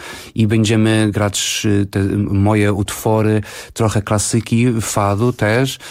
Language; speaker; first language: Polish; non-native, fluent; Portuguese